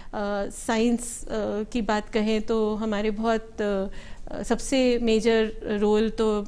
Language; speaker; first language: Hindi; native; Hindi